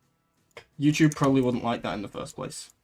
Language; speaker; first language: English; native; English